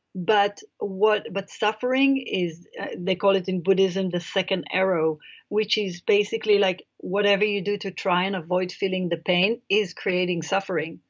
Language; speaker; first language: English; non-native, fluent; Hebrew